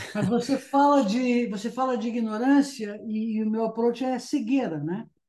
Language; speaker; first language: Portuguese; native; Portuguese